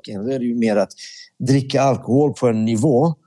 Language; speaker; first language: Swedish; early bilingual, other home language; Persian